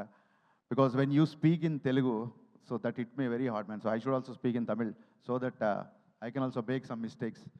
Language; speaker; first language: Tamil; non-native, learner; Telugu